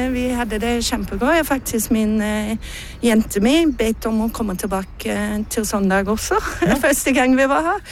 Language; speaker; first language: Norwegian; non-native, learner; English